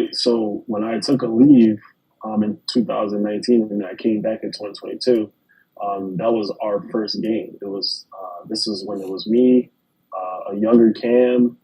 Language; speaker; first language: English; native; English